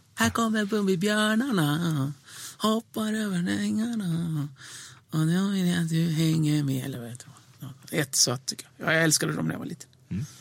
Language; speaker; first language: Swedish; early bilingual, other home language; Kurdish